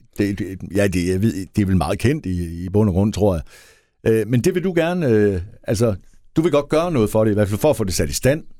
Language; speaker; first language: Danish; native; Danish